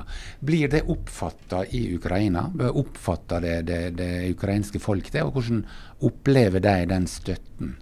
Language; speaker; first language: Norwegian; native; Norwegian